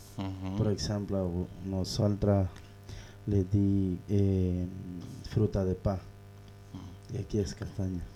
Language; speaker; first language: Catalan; non-native, learner; Spanish